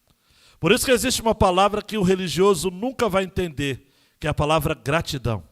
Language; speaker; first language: Portuguese; native; Portuguese